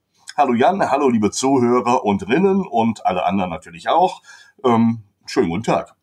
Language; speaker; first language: German; native; German